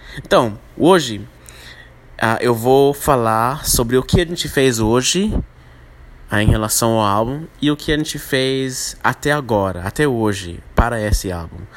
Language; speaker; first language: Portuguese; non-native, fluent; English